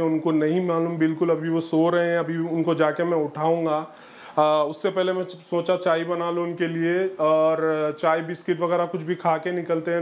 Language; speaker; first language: Hindi; native; Hindi